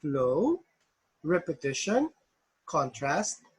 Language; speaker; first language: English; non-native, local second language; Filipino